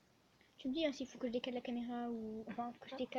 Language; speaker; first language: French; native; French